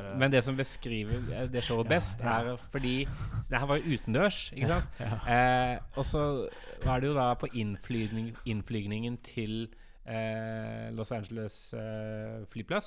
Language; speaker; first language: Norwegian; native; Norwegian